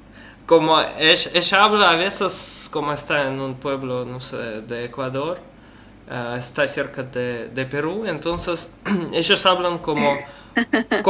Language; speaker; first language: Spanish; non-native, learner; Russian